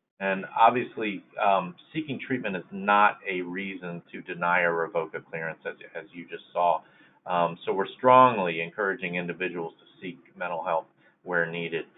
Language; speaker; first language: English; native; English